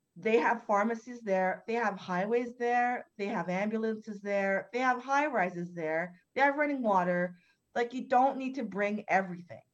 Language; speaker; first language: English; native; English